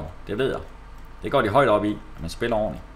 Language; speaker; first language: Danish; native; Danish